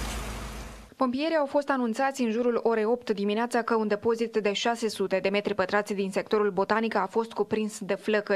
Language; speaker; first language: Romanian; native; Romanian